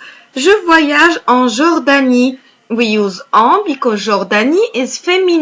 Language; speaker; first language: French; non-native, fluent; Arabic